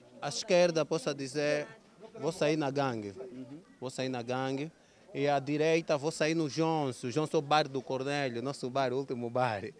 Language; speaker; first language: Portuguese; native; Portuguese